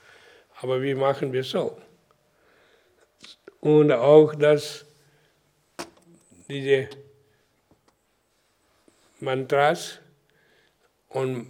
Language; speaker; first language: German; non-native, learner; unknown